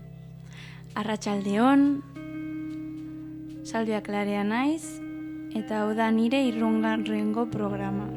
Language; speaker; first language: Basque; non-native, local second language; Spanish